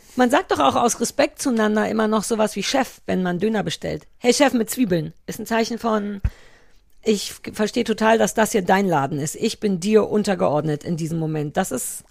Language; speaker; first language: German; native; German